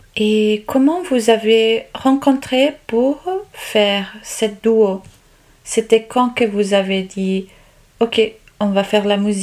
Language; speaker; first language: French; non-native, local second language; Italian